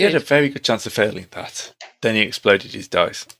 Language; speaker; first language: English; native; English